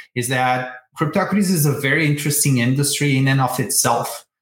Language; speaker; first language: English; non-native, fluent; Portuguese